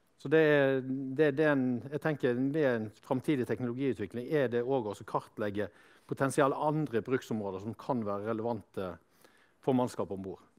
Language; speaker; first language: Norwegian; native; Norwegian